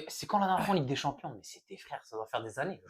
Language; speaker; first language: French; native; French